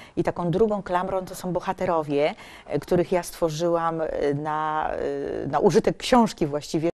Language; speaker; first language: Polish; native; Polish